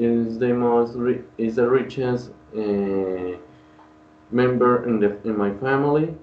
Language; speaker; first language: English; non-native, learner; Spanish